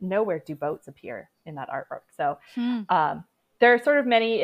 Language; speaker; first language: English; native; English